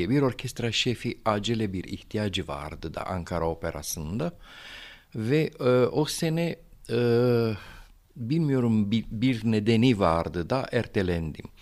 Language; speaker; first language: Turkish; non-native, fluent; Romanian